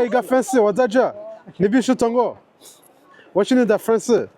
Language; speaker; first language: Chinese; non-native, learner; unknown